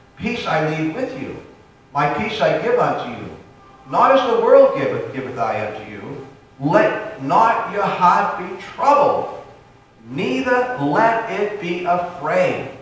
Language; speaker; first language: English; native; English